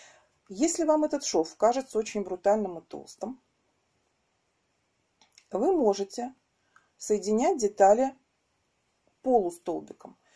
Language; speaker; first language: Russian; native; Russian